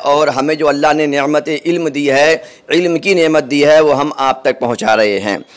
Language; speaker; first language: Urdu; native; Urdu